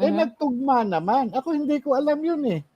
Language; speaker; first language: Filipino; native; Filipino